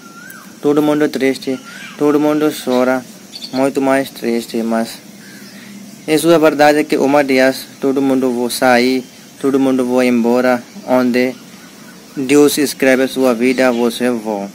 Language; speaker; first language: Portuguese; non-native, learner; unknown